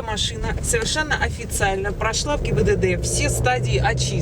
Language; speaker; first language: Russian; native; Russian